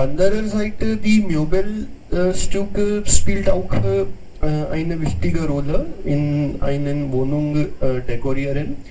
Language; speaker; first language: German; non-native, learner; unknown